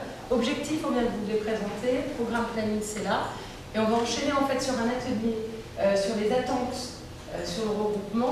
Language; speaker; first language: French; native; French